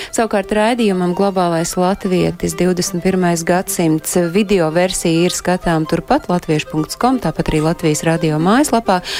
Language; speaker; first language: Latvian; native; Latvian